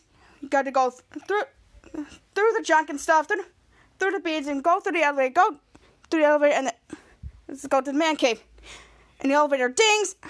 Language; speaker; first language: English; native; English